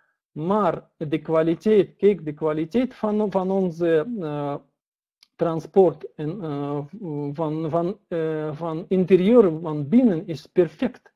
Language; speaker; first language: Dutch; non-native, learner; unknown